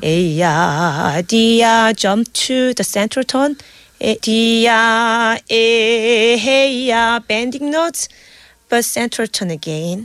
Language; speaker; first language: English; non-native, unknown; Korean